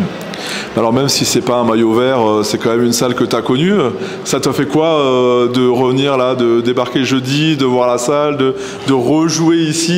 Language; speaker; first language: French; native; French